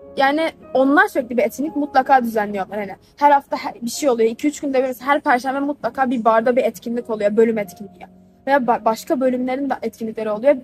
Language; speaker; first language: Turkish; native; Turkish